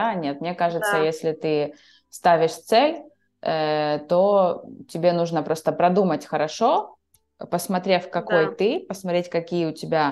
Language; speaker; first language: Russian; native; Russian